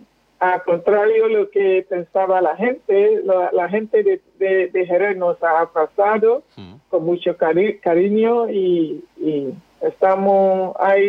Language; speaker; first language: Spanish; non-native, fluent; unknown